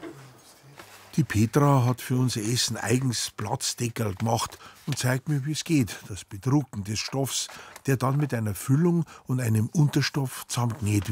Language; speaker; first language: German; native; German